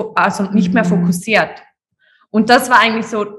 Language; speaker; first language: German; native; German